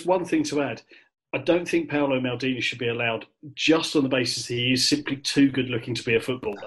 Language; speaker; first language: English; native; English